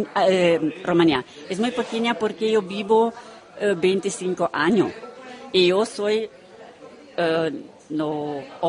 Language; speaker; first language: Spanish; non-native, learner; Romanian